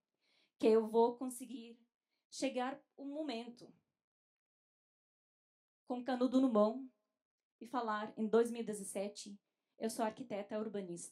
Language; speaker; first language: Portuguese; non-native, fluent; Arabic